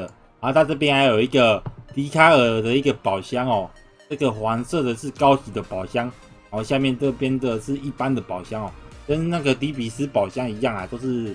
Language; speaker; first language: Chinese; native; Chinese